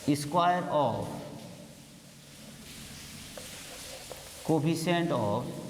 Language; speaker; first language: Hindi; native; Hindi